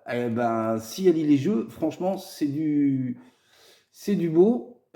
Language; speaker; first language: French; native; French